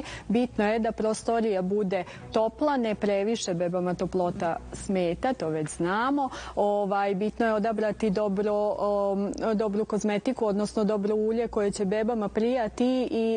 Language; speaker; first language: Serbian; native; Serbian